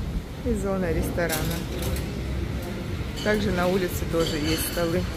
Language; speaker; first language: Russian; native; Russian